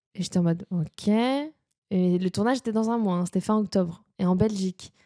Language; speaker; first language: French; native; French